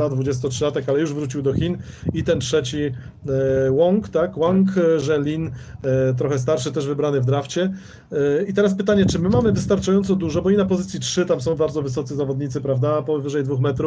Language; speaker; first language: Polish; native; Polish